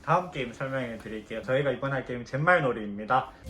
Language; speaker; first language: Korean; native; Korean